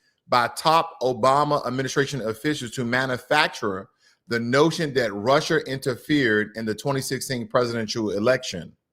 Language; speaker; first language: English; native; English